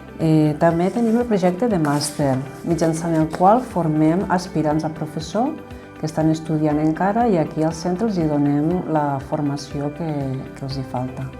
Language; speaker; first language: Catalan; native; Catalan